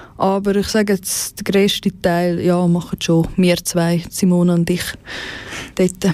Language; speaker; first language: German; native; German